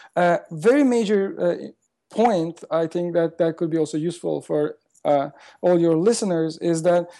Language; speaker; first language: English; non-native, fluent; Turkish